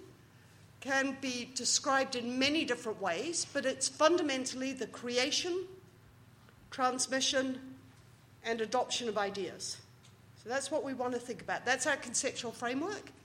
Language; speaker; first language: English; native; English